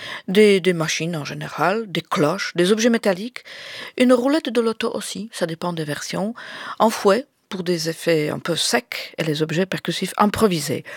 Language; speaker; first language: French; native; French